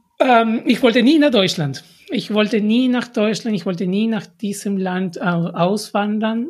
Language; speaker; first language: German; non-native, fluent; Spanish